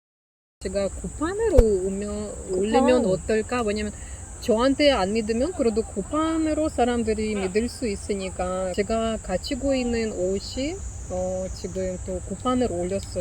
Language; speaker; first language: Korean; non-native, learner; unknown